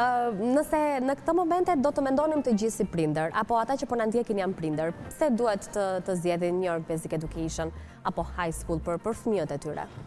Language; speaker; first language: Albanian; native; Albanian